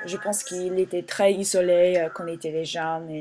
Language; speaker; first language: French; non-native, learner; English